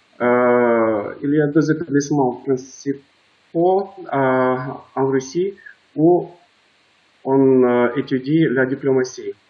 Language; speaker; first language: French; non-native, fluent; Russian